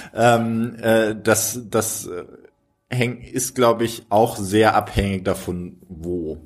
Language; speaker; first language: German; native; German